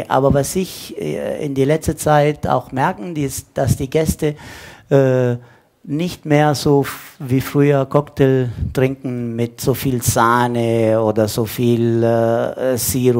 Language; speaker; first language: German; non-native, fluent; Italian